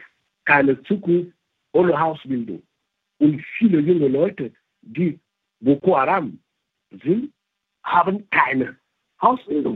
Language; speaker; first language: German; non-native, fluent; French